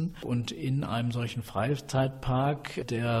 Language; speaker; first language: German; native; German